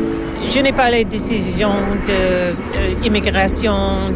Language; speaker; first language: French; non-native, learner; English